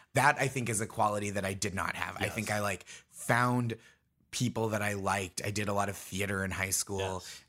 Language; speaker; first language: English; native; English